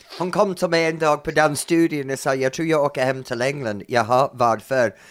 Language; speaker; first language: Swedish; non-native, fluent; English